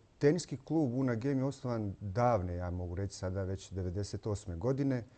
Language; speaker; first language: Croatian; native; Croatian